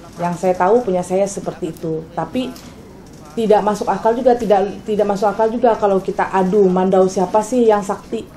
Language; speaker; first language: Indonesian; non-native, local second language; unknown